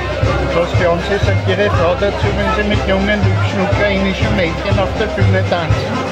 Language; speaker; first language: German; native; German